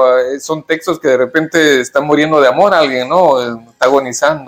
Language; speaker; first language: Spanish; native; Spanish